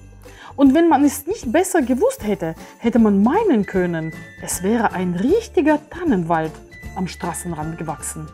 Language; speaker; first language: German; native; German